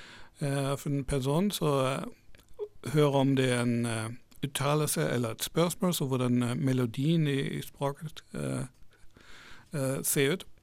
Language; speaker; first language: Norwegian; non-native, fluent; German